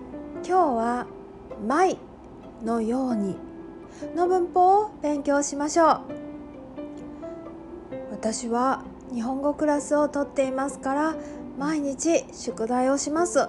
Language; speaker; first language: Japanese; non-native, learner; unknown